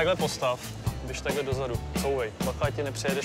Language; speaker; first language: Czech; native; Czech